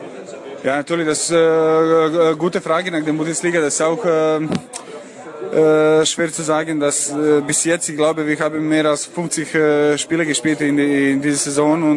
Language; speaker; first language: German; non-native, learner; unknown